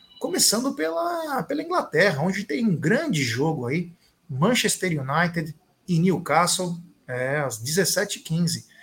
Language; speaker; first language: Portuguese; native; Portuguese